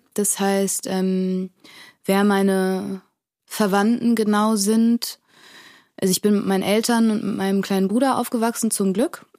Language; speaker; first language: German; early bilingual, other home language; Portuguese